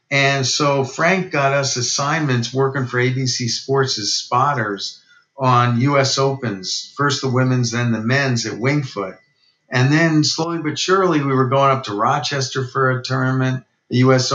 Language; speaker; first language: English; native; English